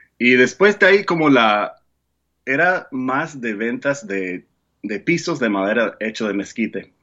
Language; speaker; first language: Spanish; non-native, fluent; English